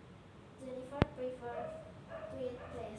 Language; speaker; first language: English; non-native, learner; Indonesian